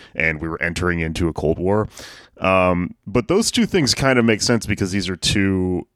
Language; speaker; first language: English; native; English